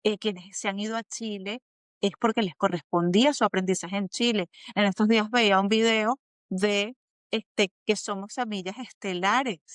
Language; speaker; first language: Spanish; native; Spanish